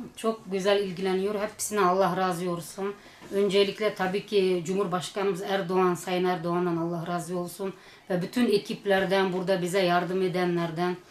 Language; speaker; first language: Turkish; early bilingual, heritage; Turkish